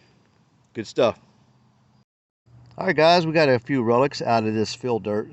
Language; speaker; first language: English; native; English